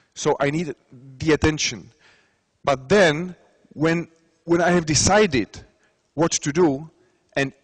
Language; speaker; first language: English; non-native, fluent; Czech